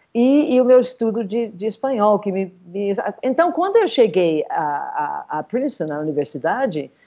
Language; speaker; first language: Portuguese; non-native, fluent; English